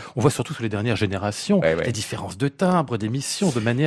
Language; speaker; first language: French; native; French